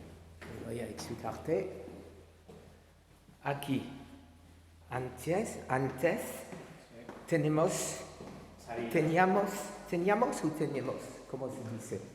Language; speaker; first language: Spanish; non-native, learner; French